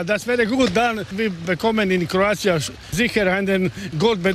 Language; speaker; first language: German; non-native, learner; Croatian